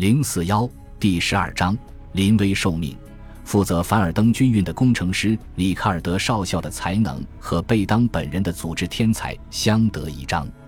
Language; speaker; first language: Chinese; native; Chinese